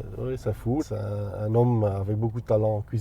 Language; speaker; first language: French; non-native, local second language; Dutch